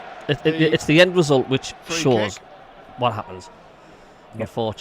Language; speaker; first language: English; native; English